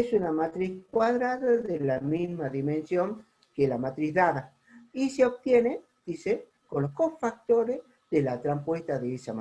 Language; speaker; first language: Spanish; native; Spanish